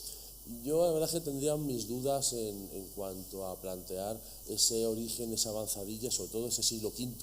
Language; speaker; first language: Spanish; native; Spanish